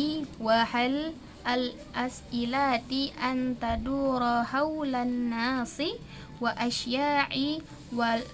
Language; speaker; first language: Arabic; non-native, learner; Indonesian